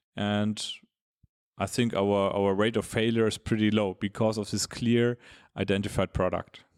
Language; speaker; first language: English; non-native, fluent; German